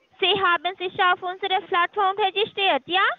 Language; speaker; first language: German; non-native, learner; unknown